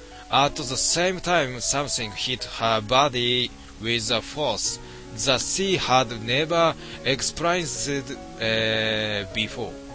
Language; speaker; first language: English; non-native, learner; Japanese